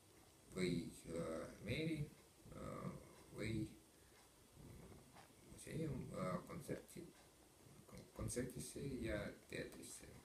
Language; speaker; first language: Estonian; non-native, learner; Russian